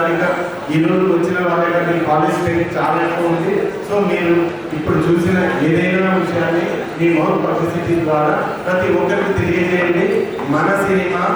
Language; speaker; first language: Telugu; native; Telugu